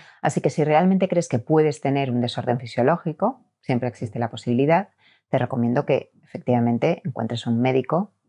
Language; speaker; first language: Spanish; native; Spanish